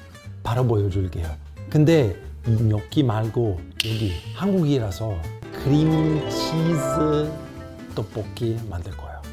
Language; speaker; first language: Korean; non-native, fluent; Italian